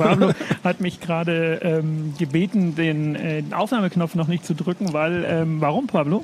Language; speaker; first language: German; native; German